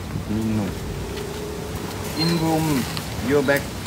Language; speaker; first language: English; non-native, learner; Thai